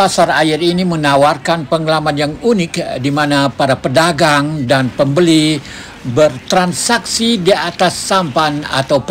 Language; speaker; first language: Malay; native; Malay